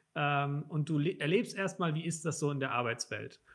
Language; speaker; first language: German; native; German